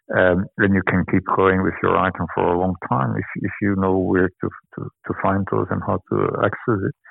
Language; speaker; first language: English; non-native, fluent; Dutch